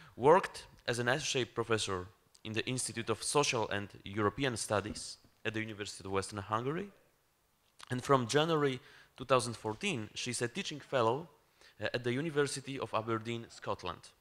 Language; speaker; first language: English; non-native, fluent; Polish